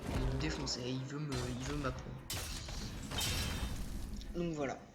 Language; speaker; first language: French; native; French